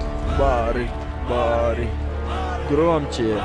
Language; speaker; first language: Russian; non-native, local second language; Romanian